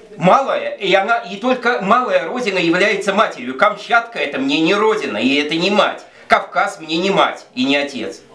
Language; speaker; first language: Russian; native; Russian